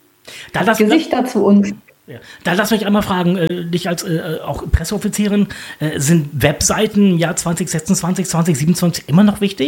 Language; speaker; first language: German; native; German